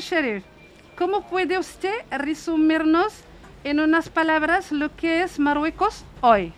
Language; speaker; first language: Spanish; non-native, fluent; Arabic